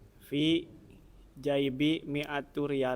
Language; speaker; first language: Arabic; non-native, learner; Indonesian